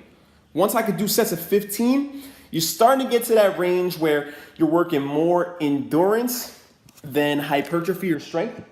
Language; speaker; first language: English; native; English